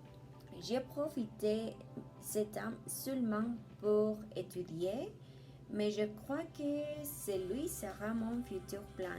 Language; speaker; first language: French; non-native, learner; Spanish